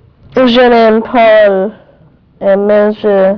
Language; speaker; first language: French; non-native, learner; English